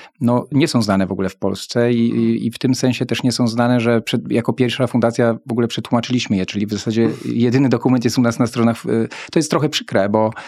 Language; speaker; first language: Polish; native; Polish